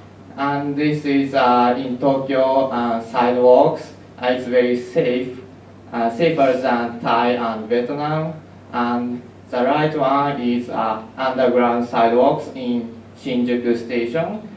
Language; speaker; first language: English; non-native, learner; Japanese